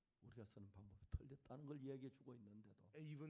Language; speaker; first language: Korean; native; Korean